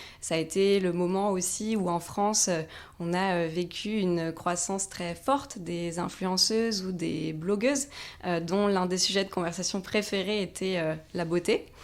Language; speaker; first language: French; native; French